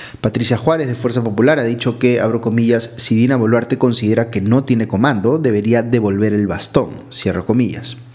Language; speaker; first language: Spanish; native; Spanish